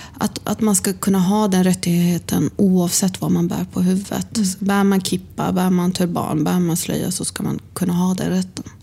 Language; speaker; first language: Swedish; early bilingual, other home language; Arabic